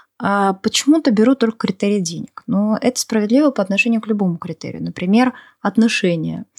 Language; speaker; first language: Russian; native; Russian